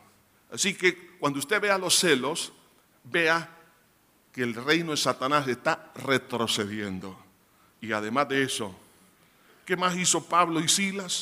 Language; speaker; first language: Spanish; native; Spanish